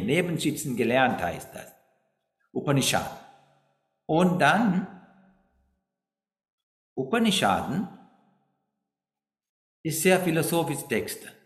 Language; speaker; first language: German; non-native, fluent; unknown